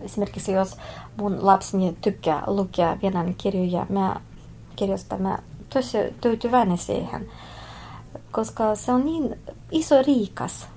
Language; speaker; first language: Finnish; non-native, learner; Russian